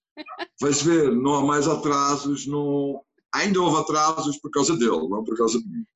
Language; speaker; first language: Portuguese; non-native, fluent; Dutch